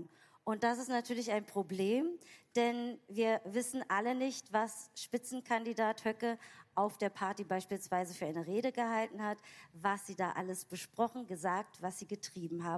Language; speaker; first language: German; native; German